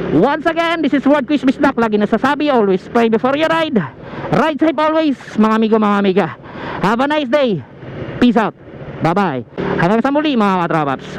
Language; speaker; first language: Filipino; non-native, local second language; Cebuano